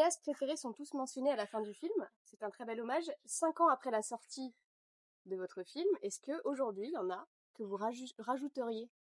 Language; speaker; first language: French; native; French